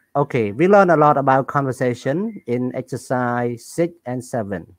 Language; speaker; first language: English; non-native, learner; Khmer